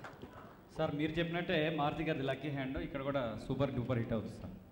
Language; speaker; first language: Telugu; native; Telugu